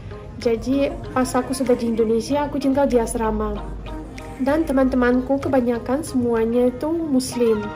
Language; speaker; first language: Indonesian; non-native, fluent; Russian